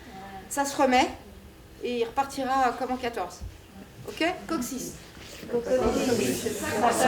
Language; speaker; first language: French; native; French